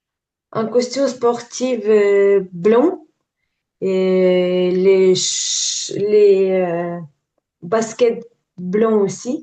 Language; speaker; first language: French; non-native, learner; Ukrainian